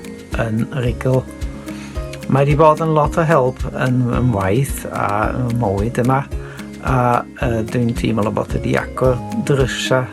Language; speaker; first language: Welsh; non-native, fluent; Dutch